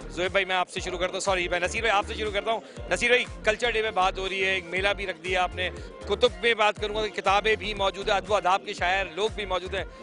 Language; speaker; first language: Urdu; native; Urdu